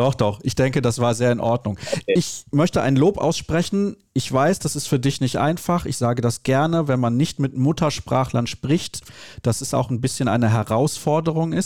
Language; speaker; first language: German; native; German